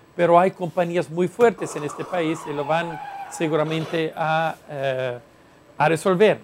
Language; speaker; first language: Spanish; non-native, fluent; Italian